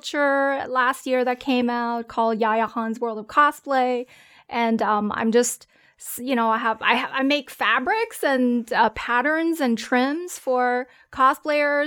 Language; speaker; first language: English; non-native, fluent; Chinese